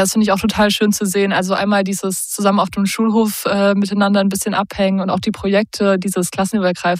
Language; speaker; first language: German; native; German